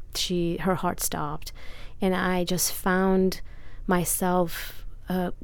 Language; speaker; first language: English; non-native, fluent; Persian